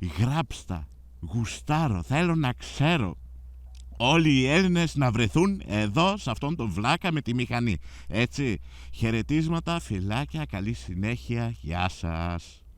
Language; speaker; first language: Greek; early bilingual, heritage; Greek